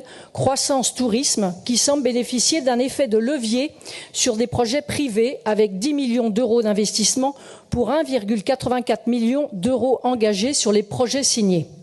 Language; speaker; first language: French; native; French